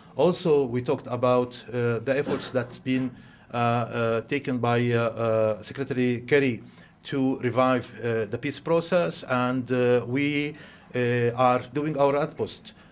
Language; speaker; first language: English; non-native, fluent; Arabic